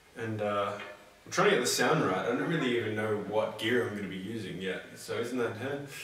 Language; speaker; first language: English; native; English